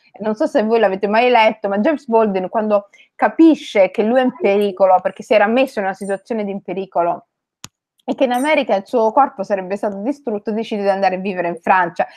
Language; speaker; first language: Italian; early bilingual, other home language; Somali